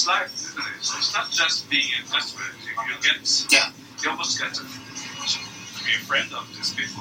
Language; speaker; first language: English; non-native, fluent; Portuguese